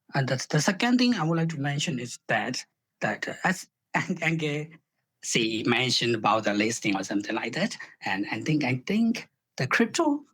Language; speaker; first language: English; non-native, fluent; Burmese